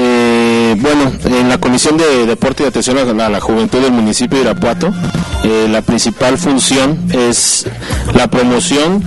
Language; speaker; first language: Spanish; native; Spanish